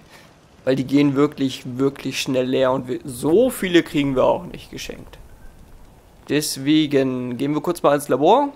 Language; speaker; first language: German; native; German